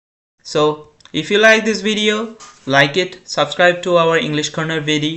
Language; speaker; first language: English; non-native, fluent; Bangla